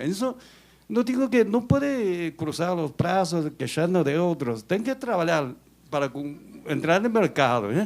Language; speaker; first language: Portuguese; non-native, learner; Chinese